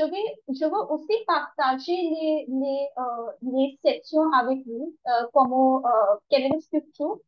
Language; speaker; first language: French; non-native, learner; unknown